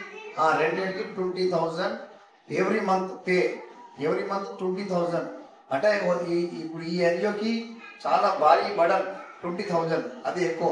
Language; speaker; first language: Telugu; non-native, local second language; Hindi